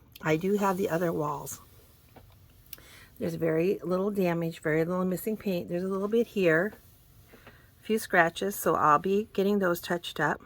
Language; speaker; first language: English; native; English